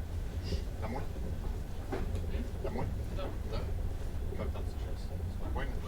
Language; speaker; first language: Russian; non-native, fluent; English